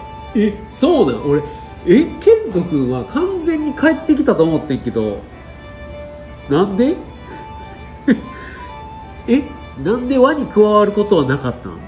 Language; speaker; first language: Japanese; native; Japanese